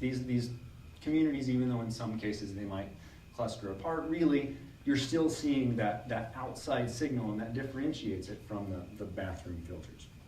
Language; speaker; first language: English; native; English